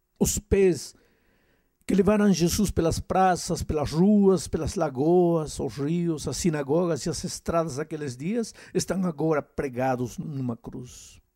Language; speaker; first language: Portuguese; non-native, fluent; Spanish